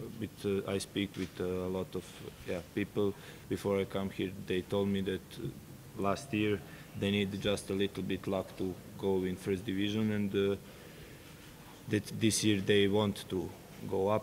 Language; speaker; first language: English; non-native, fluent; Serbian